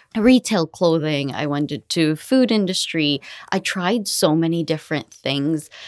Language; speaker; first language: English; early bilingual, other home language; Arabic